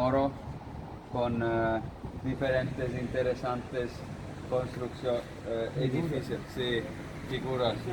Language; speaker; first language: Spanish; non-native, learner; Finnish